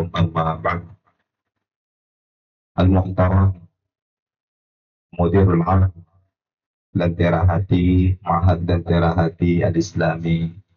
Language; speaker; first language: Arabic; non-native, fluent; Indonesian